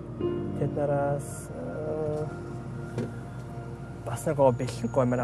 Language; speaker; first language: Mongolian; non-native, learner; English